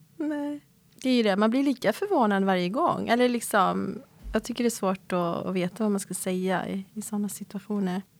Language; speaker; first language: Swedish; native; Swedish